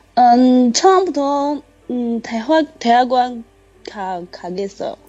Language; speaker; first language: Korean; non-native, learner; Chinese